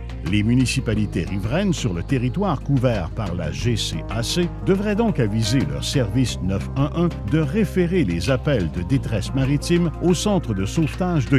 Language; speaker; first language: French; native; French